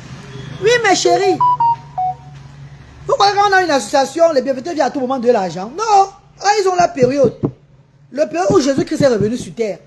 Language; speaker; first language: French; non-native, local second language; Lingala